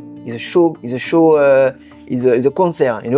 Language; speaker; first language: English; non-native, learner; French